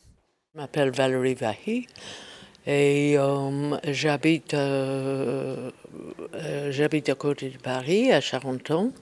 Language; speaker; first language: French; non-native, fluent; English